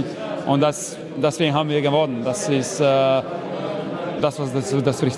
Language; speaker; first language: German; non-native, learner; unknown